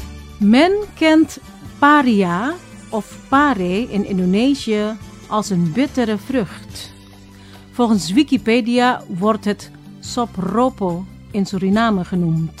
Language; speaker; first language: Dutch; non-native, fluent; Indonesian